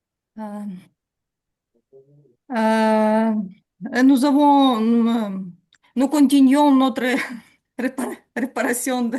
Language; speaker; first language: French; non-native, learner; Ukrainian